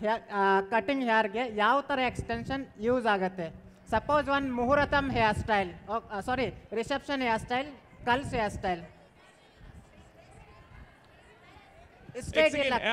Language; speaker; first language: Kannada; non-native, local second language; Hindi